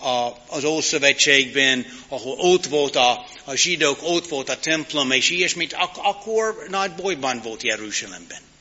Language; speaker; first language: Hungarian; non-native, learner; English